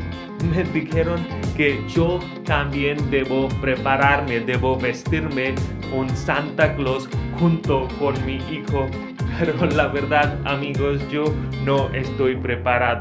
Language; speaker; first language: Spanish; non-native, fluent; Hindi